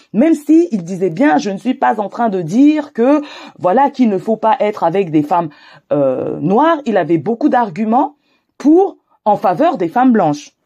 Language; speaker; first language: French; native; French